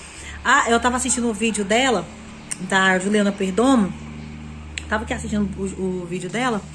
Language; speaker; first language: Portuguese; native; Portuguese